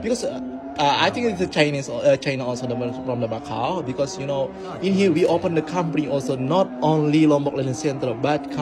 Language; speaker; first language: English; non-native, learner; Sasak